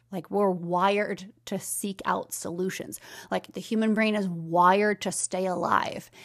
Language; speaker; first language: English; native; English